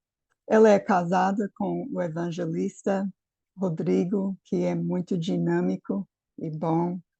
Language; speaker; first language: Portuguese; non-native, fluent; English